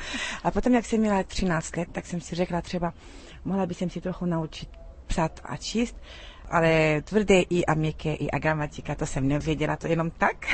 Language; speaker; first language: Czech; early bilingual, heritage; Arabic